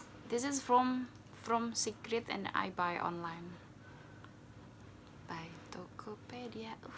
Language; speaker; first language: English; non-native, learner; Indonesian